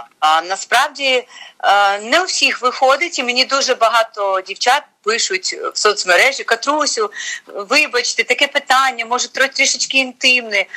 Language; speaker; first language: Ukrainian; native; Ukrainian